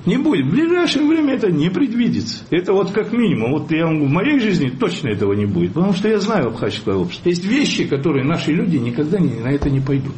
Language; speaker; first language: Russian; non-native, local second language; Abkhazian